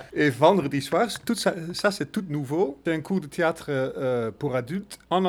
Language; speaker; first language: French; non-native, fluent; Dutch